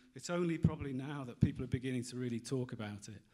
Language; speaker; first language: English; native; English